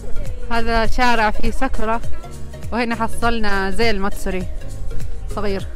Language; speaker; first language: Arabic; native; Arabic